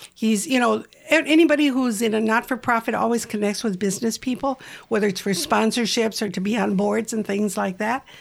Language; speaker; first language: English; native; English